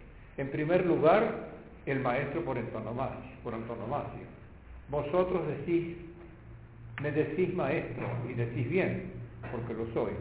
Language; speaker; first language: Spanish; native; Spanish